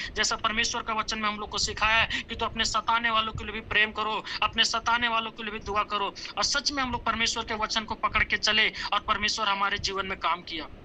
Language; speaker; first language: Hindi; native; Hindi